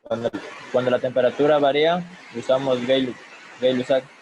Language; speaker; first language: Spanish; native; Spanish